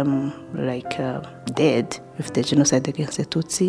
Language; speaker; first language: English; non-native, local second language; Kinyarwanda